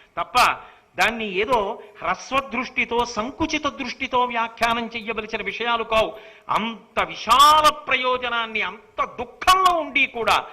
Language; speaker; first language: Telugu; native; Telugu